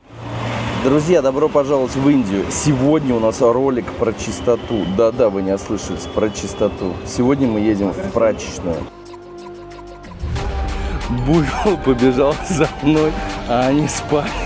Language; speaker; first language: Russian; native; Russian